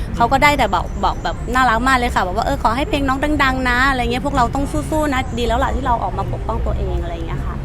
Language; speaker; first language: Thai; native; Thai